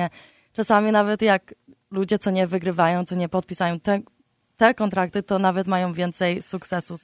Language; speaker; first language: Polish; early bilingual, heritage; Polish